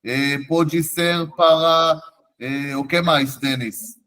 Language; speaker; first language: Portuguese; non-native, fluent; Hebrew